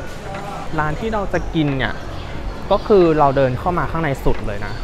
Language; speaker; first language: Thai; native; Thai